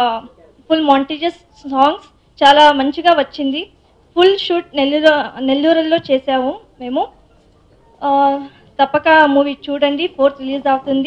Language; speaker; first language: Telugu; non-native, learner; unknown